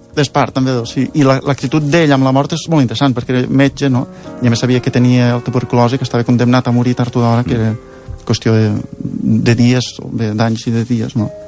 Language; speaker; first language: Catalan; native; Catalan